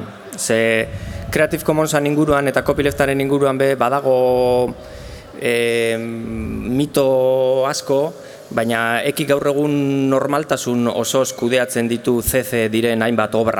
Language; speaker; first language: Basque; native; Basque